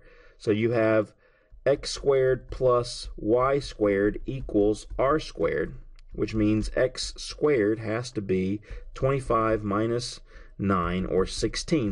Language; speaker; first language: English; native; English